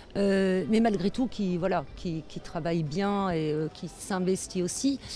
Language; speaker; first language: French; native; French